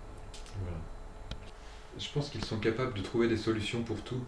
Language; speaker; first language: French; native; French